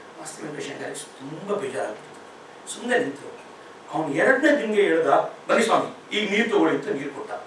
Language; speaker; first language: Kannada; native; Kannada